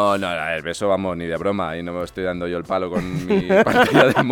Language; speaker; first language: Spanish; native; Spanish